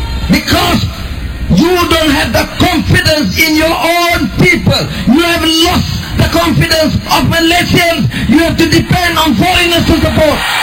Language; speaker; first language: English; non-native, local second language; Malay